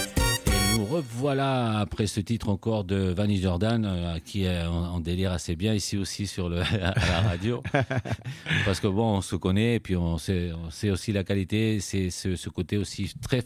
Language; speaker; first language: French; native; French